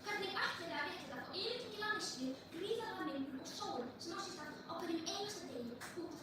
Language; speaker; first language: Icelandic; native; Icelandic